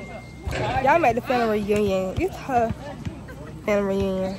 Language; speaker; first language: English; native; English